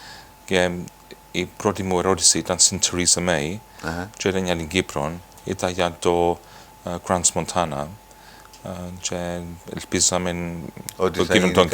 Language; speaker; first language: Greek; early bilingual, heritage; English